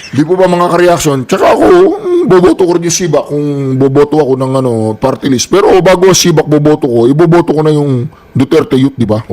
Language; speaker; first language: Filipino; native; Filipino